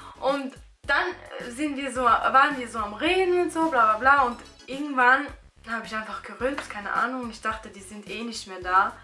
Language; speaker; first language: German; early bilingual, other home language; Albanian